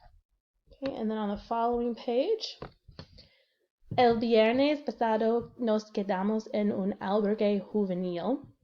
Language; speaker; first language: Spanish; non-native, fluent; English